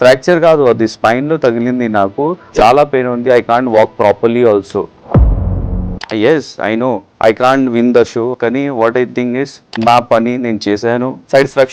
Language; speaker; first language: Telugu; non-native, learner; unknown